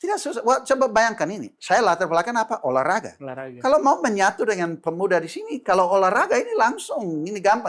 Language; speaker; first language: Indonesian; non-native, fluent; English